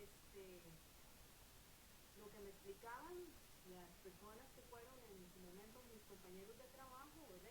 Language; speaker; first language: Spanish; native; Spanish